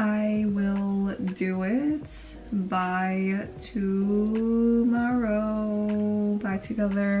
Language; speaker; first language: English; early bilingual, other home language; Korean